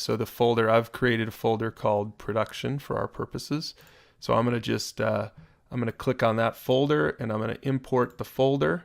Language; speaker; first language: English; native; English